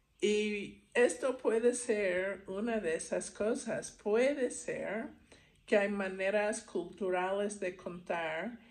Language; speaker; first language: Spanish; non-native, fluent; English